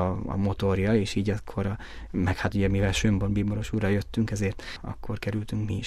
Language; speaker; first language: Hungarian; native; Hungarian